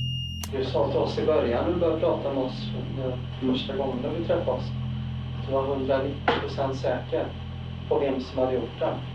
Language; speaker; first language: Swedish; non-native, fluent; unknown